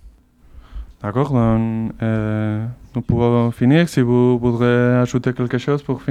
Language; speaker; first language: French; non-native, learner; Basque